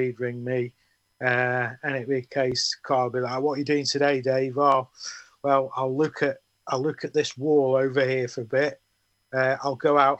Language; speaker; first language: English; native; English